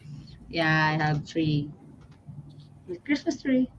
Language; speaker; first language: English; non-native, learner; Filipino